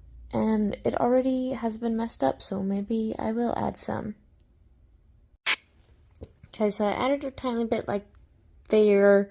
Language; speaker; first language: English; native; English